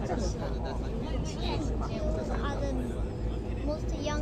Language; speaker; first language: English; non-native, learner; Chinese